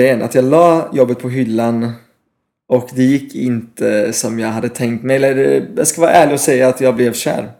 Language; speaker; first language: Swedish; non-native, fluent; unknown